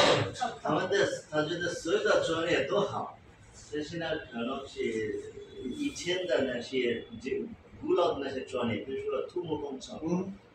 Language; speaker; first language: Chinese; non-native, fluent; Bangla